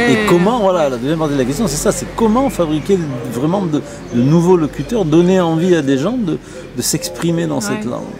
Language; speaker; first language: French; native; French